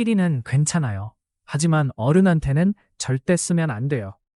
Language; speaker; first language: Korean; non-native, fluent; Chinese